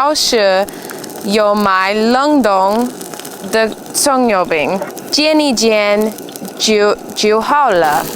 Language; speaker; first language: Chinese; early bilingual, heritage; English